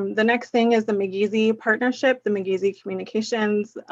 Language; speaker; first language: English; early bilingual, other home language; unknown